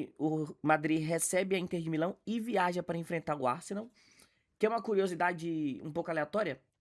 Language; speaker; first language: Portuguese; native; Portuguese